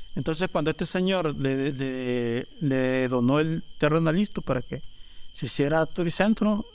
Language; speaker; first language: Spanish; native; Spanish